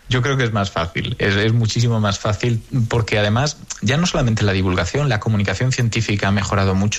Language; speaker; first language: Spanish; native; Spanish